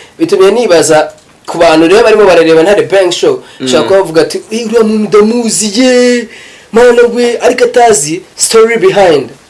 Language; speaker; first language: Kinyarwanda; native; Kinyarwanda